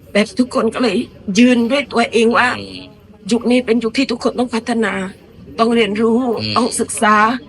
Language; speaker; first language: Thai; non-native, local second language; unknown